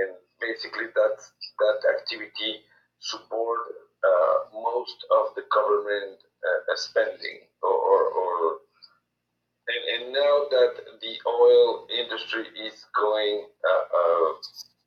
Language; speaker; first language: English; non-native, fluent; Spanish